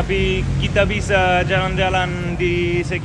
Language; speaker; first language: Indonesian; non-native, learner; English